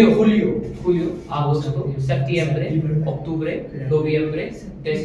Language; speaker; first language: Spanish; non-native, learner; Hindi